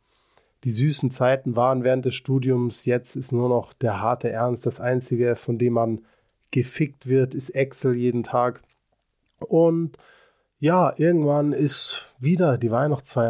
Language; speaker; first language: German; native; German